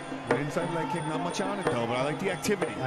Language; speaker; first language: English; native; English